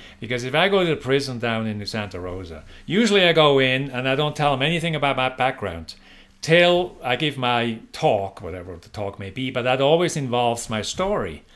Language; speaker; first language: English; non-native, fluent; German